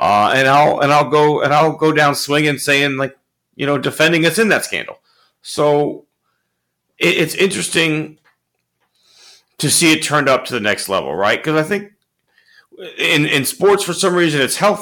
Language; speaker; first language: English; native; English